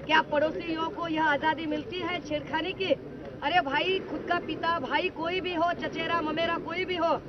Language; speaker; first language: Hindi; non-native, local second language; Marathi